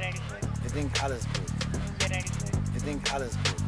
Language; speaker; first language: German; non-native, learner; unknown